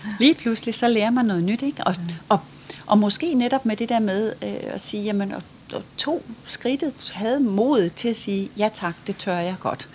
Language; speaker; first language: Danish; native; Danish